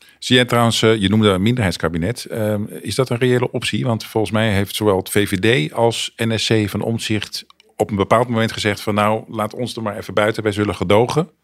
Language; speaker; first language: Dutch; native; Dutch